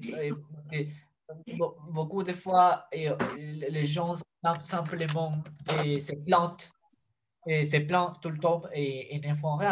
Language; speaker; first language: French; non-native, fluent; Spanish